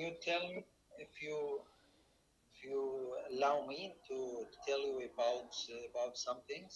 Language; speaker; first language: English; non-native, learner; Arabic